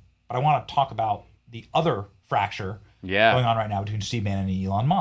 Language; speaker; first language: English; native; English